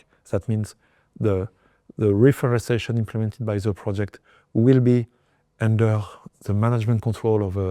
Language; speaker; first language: English; non-native, fluent; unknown